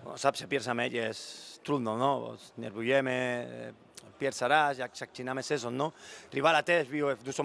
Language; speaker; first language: Polish; non-native, learner; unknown